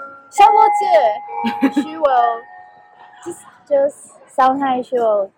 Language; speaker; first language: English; non-native, learner; Chinese